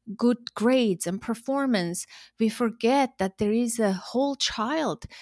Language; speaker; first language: English; early bilingual, other home language; Armenian